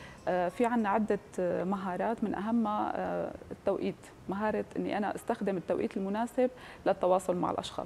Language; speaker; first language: Arabic; native; Arabic